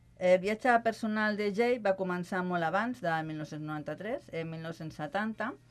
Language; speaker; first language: Catalan; non-native, local second language; Spanish